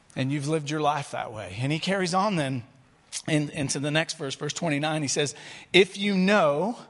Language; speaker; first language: English; native; English